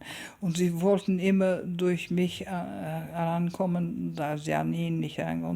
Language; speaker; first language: German; early bilingual, heritage; German